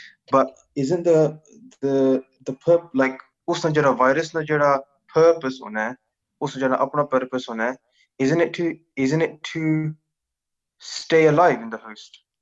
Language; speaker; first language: English; early bilingual, other home language; Punjabi